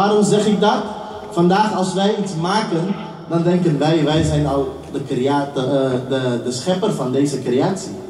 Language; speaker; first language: Dutch; early bilingual, heritage; Urdu